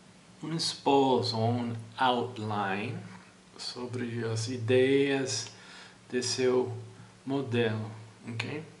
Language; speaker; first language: Portuguese; non-native, fluent; English